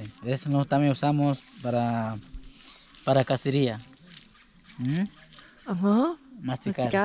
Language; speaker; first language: Spanish; non-native, local second language; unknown